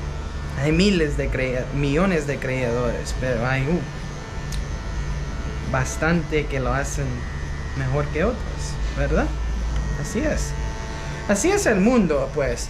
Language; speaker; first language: Spanish; early bilingual, heritage; Spanish